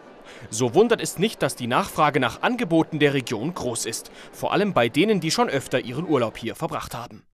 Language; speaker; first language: German; native; German